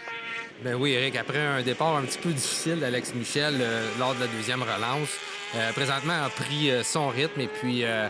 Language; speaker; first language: French; native; French